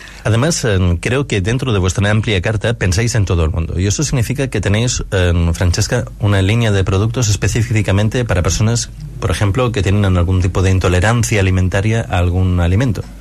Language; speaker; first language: Spanish; native; Spanish